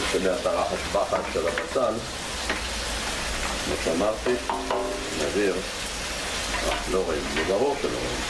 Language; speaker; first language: Hebrew; native; Hebrew